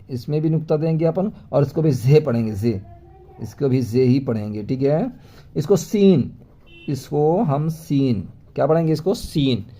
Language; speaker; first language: Hindi; native; Hindi